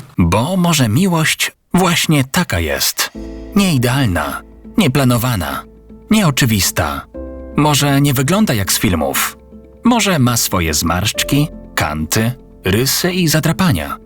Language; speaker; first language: Polish; native; Polish